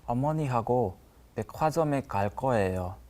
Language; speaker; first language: Korean; non-native, learner; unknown